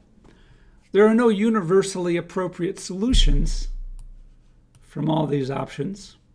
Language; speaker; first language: English; native; English